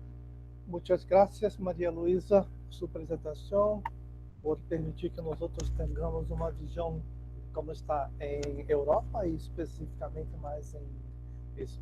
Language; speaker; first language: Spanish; non-native, learner; Portuguese